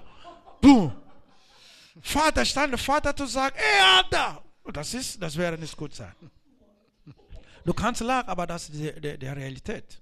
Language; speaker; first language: German; non-native, learner; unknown